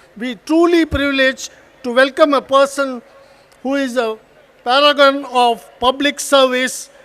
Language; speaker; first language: English; non-native, local second language; Tamil